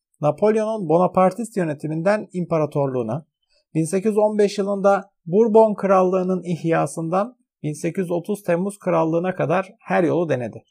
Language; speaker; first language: Turkish; native; Turkish